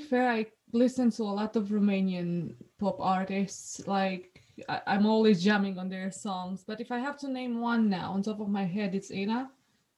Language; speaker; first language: English; non-native, fluent; Romanian